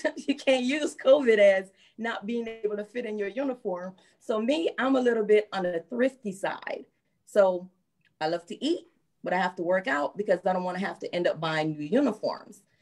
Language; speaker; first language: English; native; English